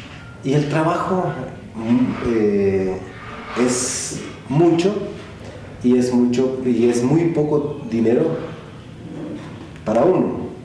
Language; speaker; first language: Spanish; non-native, local second language; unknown